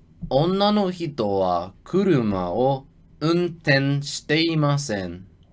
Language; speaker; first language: Japanese; non-native, learner; English